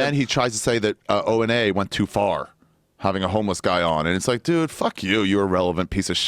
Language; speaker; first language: English; native; English